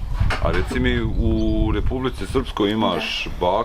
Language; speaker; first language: Bosnian; native; Bosnian